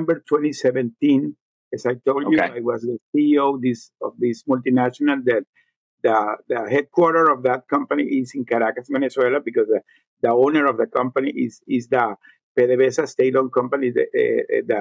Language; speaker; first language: English; non-native, fluent; Spanish